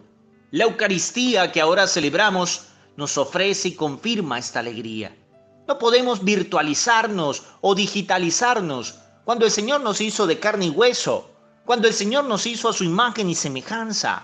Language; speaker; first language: Spanish; native; Spanish